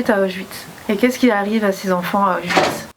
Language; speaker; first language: French; native; French